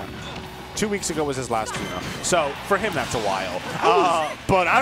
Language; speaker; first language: English; native; English